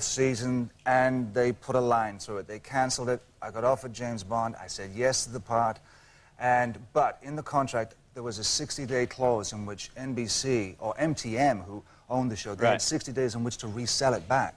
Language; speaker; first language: English; native; English